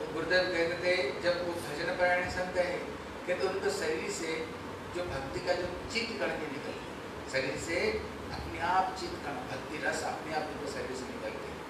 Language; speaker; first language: Hindi; non-native, local second language; Bangla